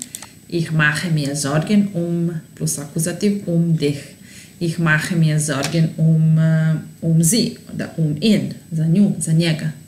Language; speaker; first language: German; non-native, fluent; Serbian